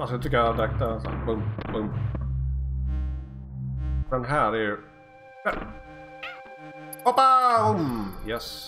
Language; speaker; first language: Swedish; native; Swedish